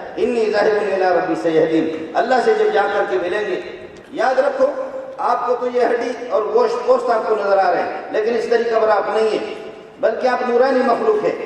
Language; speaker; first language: Urdu; non-native, local second language; Brahui